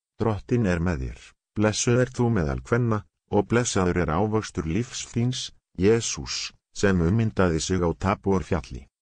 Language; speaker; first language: Icelandic; non-native, learner; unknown